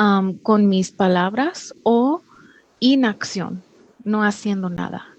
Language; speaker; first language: Spanish; early bilingual, heritage; English